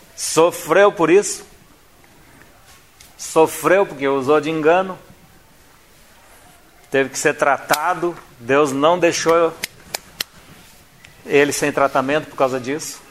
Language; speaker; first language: Portuguese; native; Portuguese